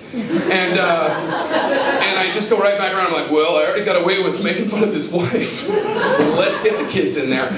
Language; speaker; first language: English; native; English